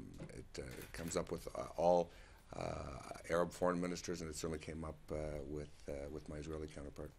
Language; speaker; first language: English; native; English